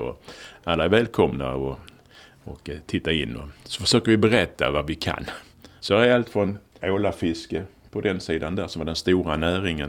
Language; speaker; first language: Swedish; native; Swedish